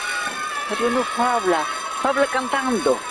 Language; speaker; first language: Spanish; early bilingual, heritage; Ladino